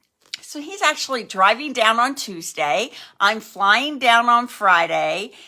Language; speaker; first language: English; native; English